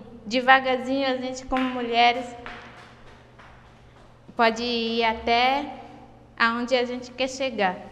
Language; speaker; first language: Portuguese; non-native, local second language; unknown